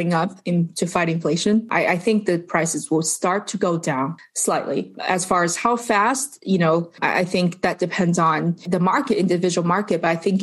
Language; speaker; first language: English; non-native, fluent; Chinese